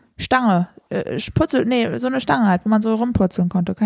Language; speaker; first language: German; native; German